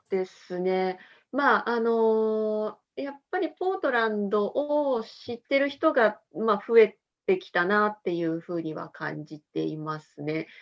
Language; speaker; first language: Japanese; native; Japanese